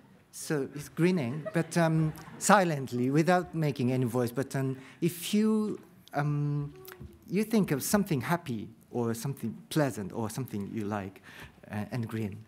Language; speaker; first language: English; non-native, fluent; Japanese